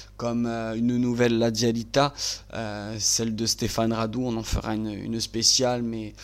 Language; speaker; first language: French; native; French